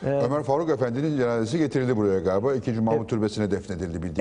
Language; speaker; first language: Turkish; native; Turkish